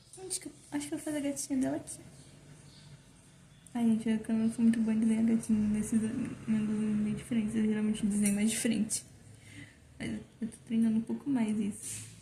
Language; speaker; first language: Portuguese; native; Portuguese